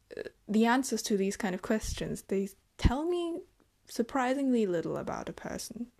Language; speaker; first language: English; non-native, fluent; Vietnamese